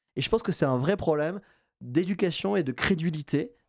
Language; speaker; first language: French; native; French